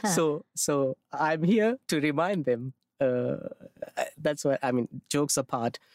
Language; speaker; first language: English; non-native, local second language; Marathi